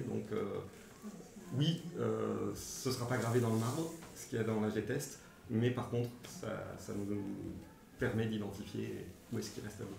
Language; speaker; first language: French; native; French